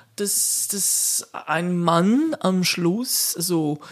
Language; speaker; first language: German; non-native, fluent; Portuguese